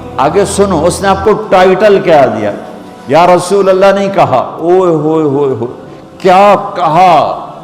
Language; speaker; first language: Urdu; non-native, local second language; Punjabi